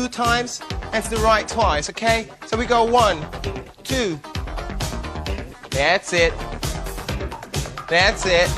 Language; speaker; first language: English; native; English